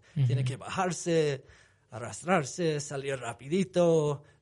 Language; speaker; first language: Spanish; non-native, fluent; English